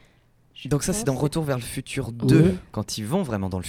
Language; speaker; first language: French; native; French